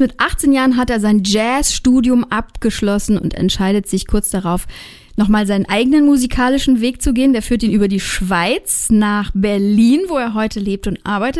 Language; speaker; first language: German; native; German